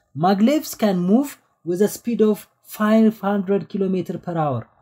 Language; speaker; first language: English; non-native, local second language; Amharic